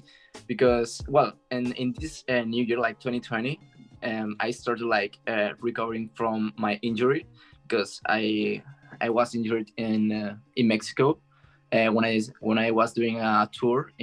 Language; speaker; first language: English; non-native, learner; Spanish